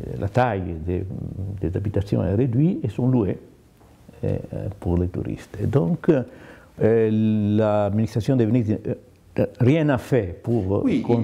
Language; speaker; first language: French; non-native, fluent; Italian